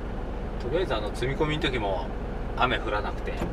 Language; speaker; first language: Japanese; native; Japanese